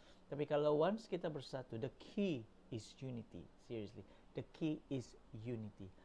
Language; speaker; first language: English; non-native, local second language; Malay